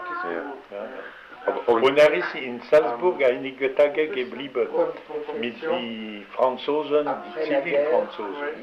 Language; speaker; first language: German; non-native, learner; French